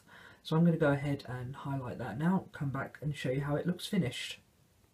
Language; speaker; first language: English; native; English